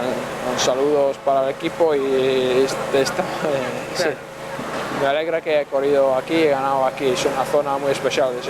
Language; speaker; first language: Spanish; non-native, learner; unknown